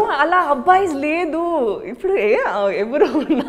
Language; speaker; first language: Telugu; non-native, learner; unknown